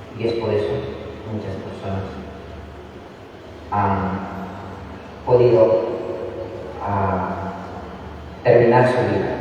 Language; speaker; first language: Spanish; non-native, local second language; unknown